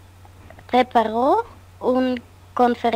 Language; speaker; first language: Spanish; non-native, learner; German